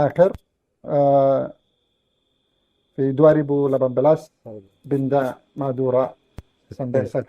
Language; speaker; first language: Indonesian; non-native, learner; Arabic